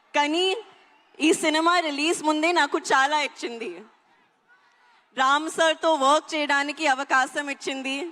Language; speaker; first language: Telugu; non-native, learner; Hindi